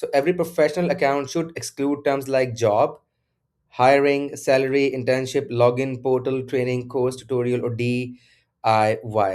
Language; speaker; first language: English; non-native, local second language; Urdu